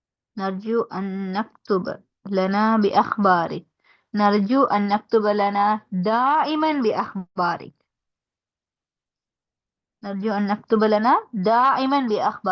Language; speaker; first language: Arabic; non-native, fluent; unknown